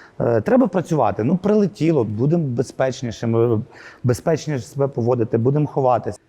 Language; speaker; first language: Ukrainian; native; Ukrainian